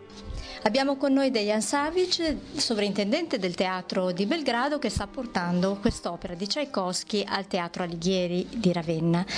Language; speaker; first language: Italian; native; Italian